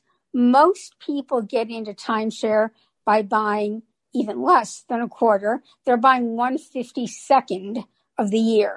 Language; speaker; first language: English; native; English